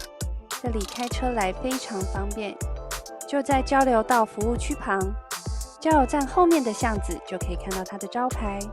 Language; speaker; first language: Chinese; native; Chinese